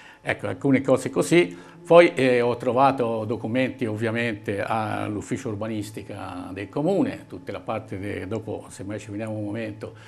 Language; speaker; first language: Italian; native; Italian